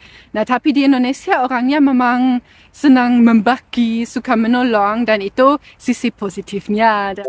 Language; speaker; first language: Indonesian; non-native, fluent; German